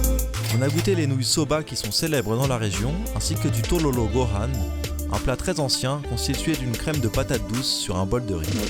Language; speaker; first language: French; native; French